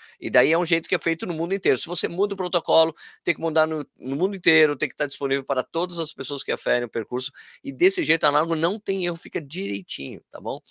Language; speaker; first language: Portuguese; native; Portuguese